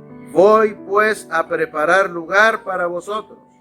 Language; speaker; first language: Spanish; native; Spanish